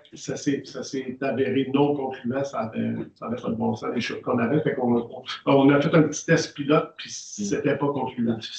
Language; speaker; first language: French; native; French